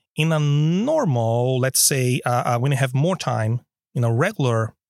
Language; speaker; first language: English; non-native, fluent; Portuguese